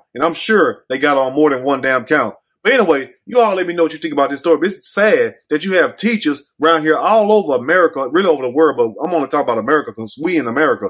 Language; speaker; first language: English; native; English